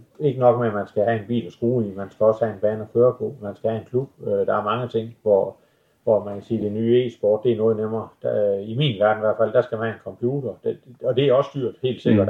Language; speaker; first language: Danish; native; Danish